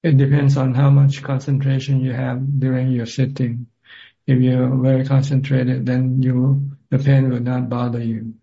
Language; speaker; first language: English; non-native, fluent; Thai